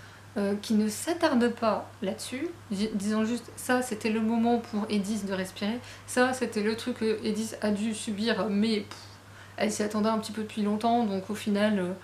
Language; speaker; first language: French; native; French